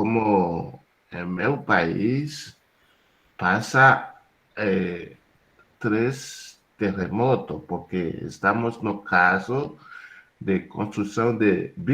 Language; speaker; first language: Portuguese; non-native, learner; Haitian Creole